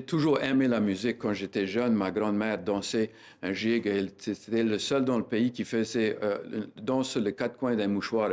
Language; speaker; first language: French; native; French